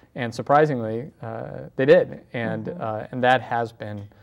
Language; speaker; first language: English; native; English